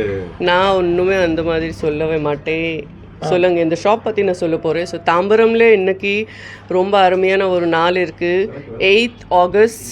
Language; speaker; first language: Tamil; non-native, local second language; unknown